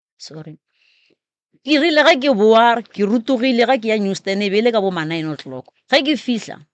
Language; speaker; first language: Northern Sotho; native; Northern Sotho